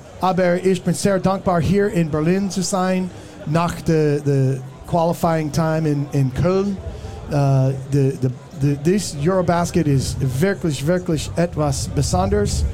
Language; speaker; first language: German; non-native, learner; English